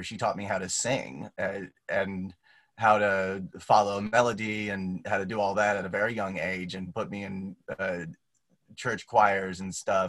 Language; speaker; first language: English; native; English